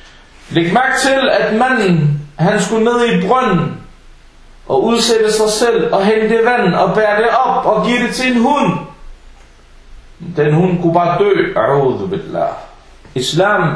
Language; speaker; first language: Danish; non-native, fluent; Arabic